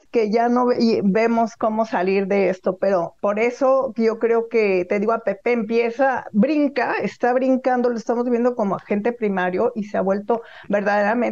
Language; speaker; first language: Spanish; native; Spanish